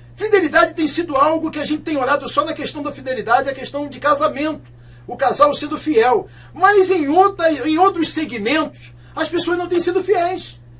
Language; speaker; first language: Portuguese; native; Portuguese